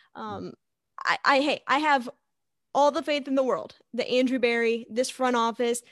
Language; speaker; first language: English; native; English